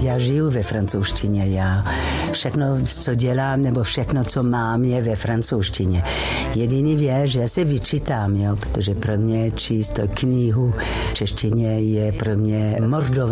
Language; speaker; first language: Czech; non-native, fluent; French